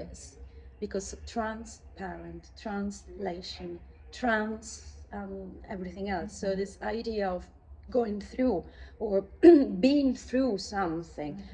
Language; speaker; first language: English; non-native, fluent; Italian